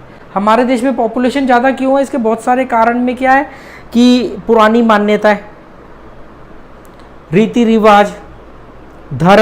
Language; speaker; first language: Hindi; native; Hindi